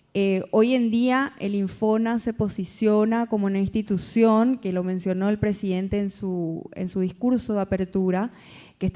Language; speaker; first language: Spanish; native; Spanish